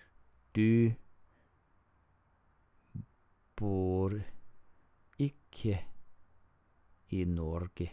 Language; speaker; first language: Norwegian; non-native, learner; English